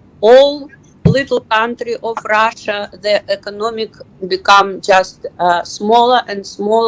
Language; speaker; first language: English; non-native, learner; Russian